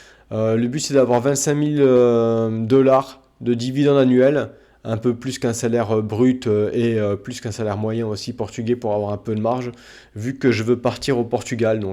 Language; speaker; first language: French; native; French